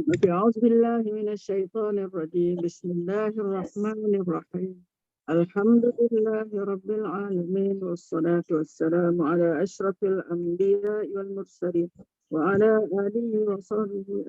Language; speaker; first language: Arabic; non-native, fluent; Malay